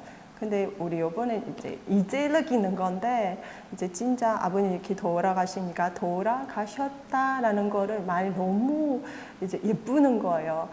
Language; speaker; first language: Korean; non-native, fluent; Chinese